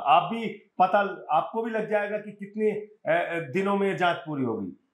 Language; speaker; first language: Hindi; native; Hindi